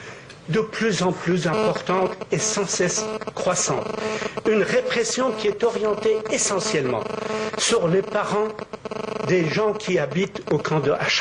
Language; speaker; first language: French; native; French